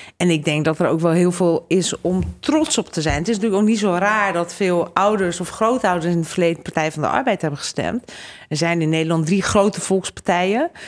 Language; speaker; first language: Dutch; early bilingual, other home language; Hungarian